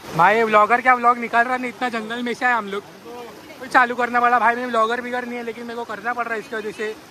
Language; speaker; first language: Hindi; non-native, local second language; Marathi